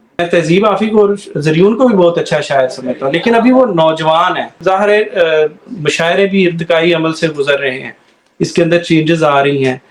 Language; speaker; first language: Urdu; non-native, local second language; Punjabi